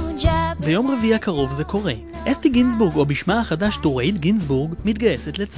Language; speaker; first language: Hebrew; native; Hebrew